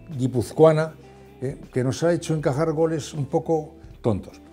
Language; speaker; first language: Spanish; native; Spanish